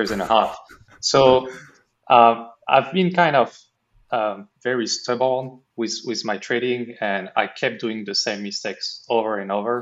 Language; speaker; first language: English; non-native, fluent; French